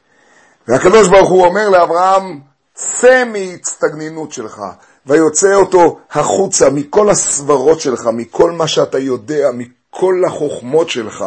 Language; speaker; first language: Hebrew; native; Hebrew